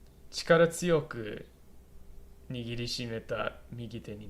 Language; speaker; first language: Japanese; non-native, fluent; English